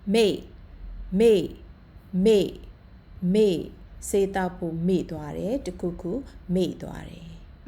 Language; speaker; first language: Burmese; native; Burmese